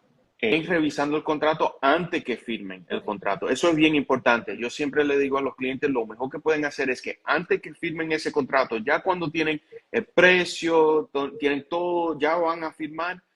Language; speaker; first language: Spanish; early bilingual, heritage; Spanish